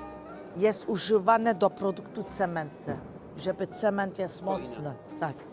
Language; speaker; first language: Polish; non-native, learner; Turkish